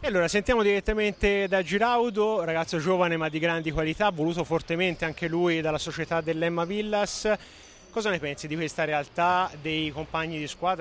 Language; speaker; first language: Italian; native; Italian